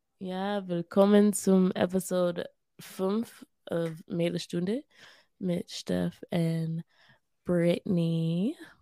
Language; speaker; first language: German; non-native, learner; English